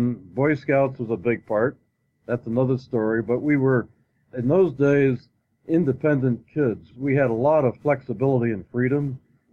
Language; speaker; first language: English; native; English